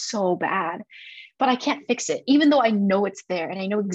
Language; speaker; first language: English; early bilingual, other home language; Chinese